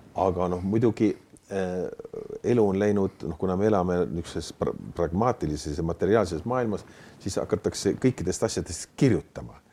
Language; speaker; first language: Estonian; native; Estonian